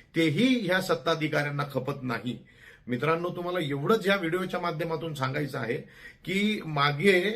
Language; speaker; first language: Marathi; non-native, local second language; Lambadi